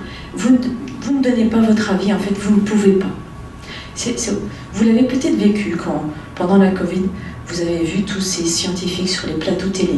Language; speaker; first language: French; native; French